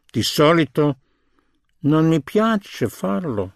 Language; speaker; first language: Italian; non-native, fluent; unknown